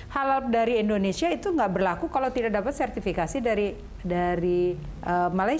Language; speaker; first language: Indonesian; native; Indonesian